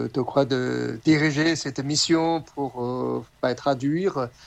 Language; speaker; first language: French; non-native, fluent; Chinese